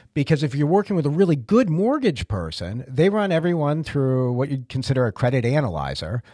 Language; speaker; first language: English; native; English